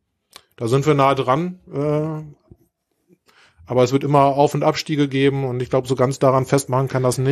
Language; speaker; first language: German; native; German